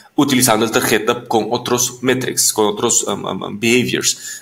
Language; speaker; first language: Spanish; non-native, fluent; Papiamento